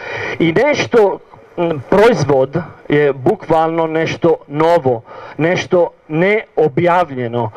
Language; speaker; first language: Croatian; non-native, learner; Italian